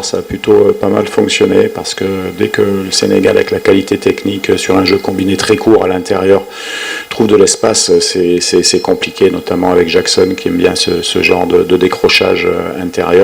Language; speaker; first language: French; native; French